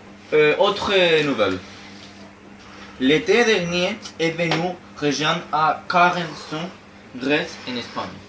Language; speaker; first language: French; non-native, learner; Spanish